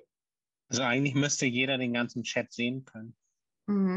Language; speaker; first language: German; native; German